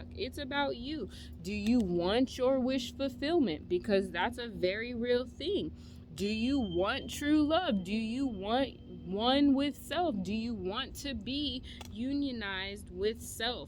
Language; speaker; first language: English; native; English